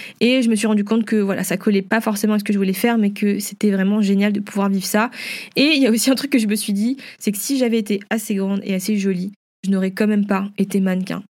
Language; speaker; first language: French; early bilingual, other home language; Vietnamese